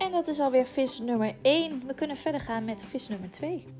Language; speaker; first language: Dutch; native; Dutch